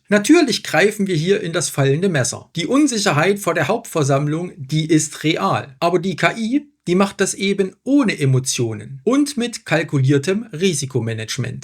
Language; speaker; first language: German; native; German